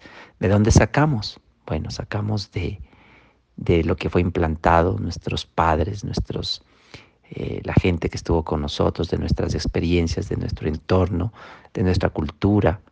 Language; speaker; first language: Spanish; native; Spanish